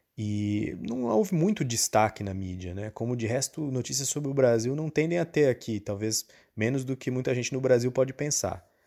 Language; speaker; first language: Portuguese; native; Portuguese